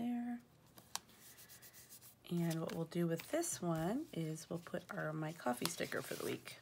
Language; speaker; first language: English; native; English